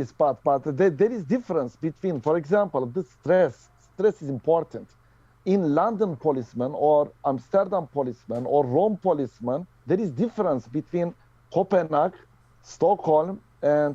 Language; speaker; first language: English; non-native, learner; Turkish